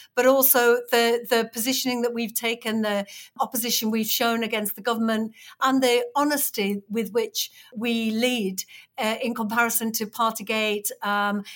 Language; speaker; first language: English; native; English